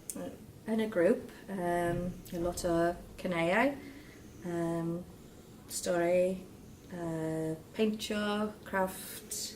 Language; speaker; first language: Welsh; non-native, learner; English